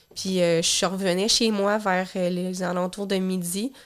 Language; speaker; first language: French; native; French